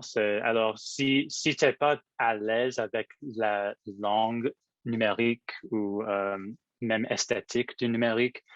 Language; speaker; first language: French; non-native, local second language; English